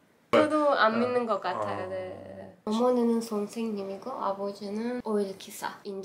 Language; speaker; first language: Korean; non-native, learner; Persian